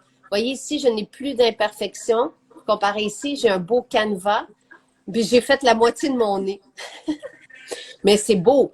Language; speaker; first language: French; native; French